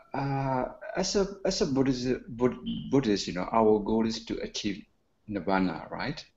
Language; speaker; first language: English; non-native, learner; Burmese